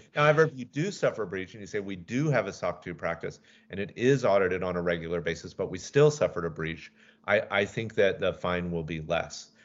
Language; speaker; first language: English; native; English